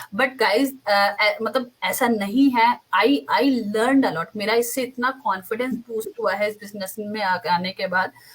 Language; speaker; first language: Hindi; native; Hindi